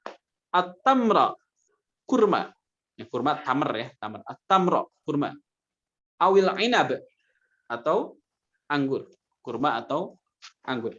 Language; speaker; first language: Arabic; non-native, fluent; Indonesian